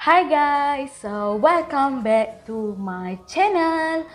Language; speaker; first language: English; non-native, local second language; Malay